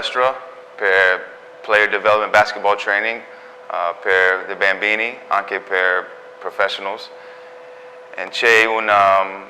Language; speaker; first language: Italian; non-native, learner; English